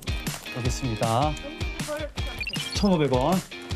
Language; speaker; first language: Korean; native; Korean